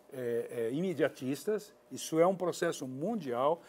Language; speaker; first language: Portuguese; native; Portuguese